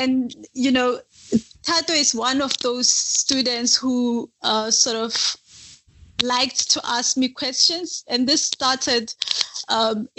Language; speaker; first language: English; non-native, local second language; Northern Sotho